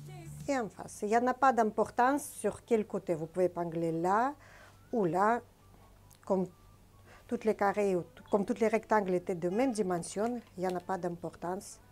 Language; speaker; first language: French; non-native, fluent; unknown